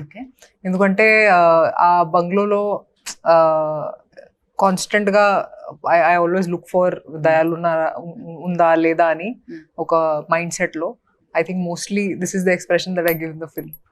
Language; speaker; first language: Telugu; non-native, fluent; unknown